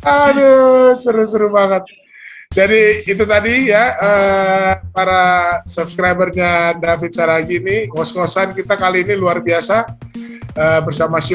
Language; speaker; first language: Indonesian; native; Indonesian